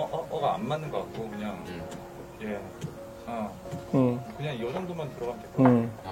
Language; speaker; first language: Korean; native; Korean